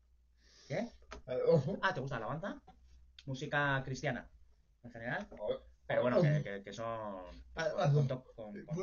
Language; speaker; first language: Spanish; native; Spanish